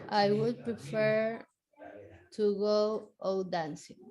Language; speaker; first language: English; non-native, learner; Spanish